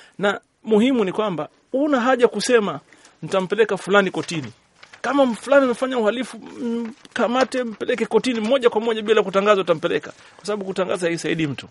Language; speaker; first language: Swahili; native; Swahili